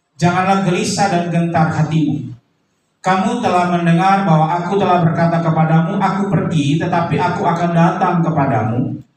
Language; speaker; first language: Indonesian; native; Indonesian